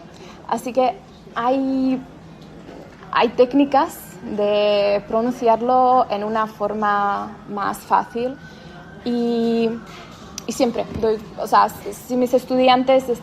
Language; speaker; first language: Spanish; non-native, fluent; Czech